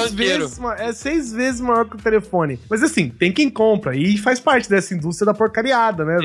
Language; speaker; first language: Portuguese; native; Portuguese